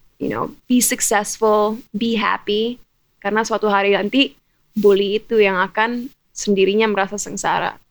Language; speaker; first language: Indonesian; early bilingual, heritage; German